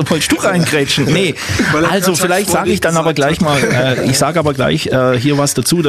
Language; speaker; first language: German; native; German